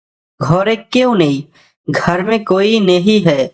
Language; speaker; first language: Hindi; non-native, learner; Bangla